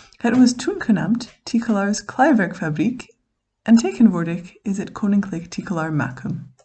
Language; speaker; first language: Dutch; non-native, fluent; English